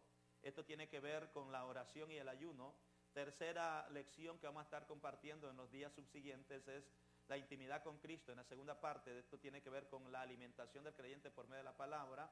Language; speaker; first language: Spanish; native; Spanish